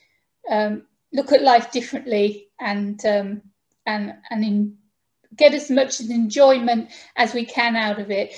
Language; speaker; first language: English; native; English